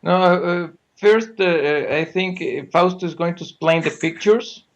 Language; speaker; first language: English; non-native, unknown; Spanish